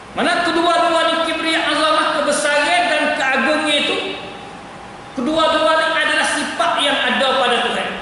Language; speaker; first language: Malay; native; Malay